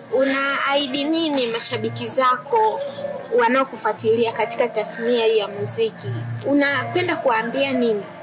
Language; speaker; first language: Swahili; native; Swahili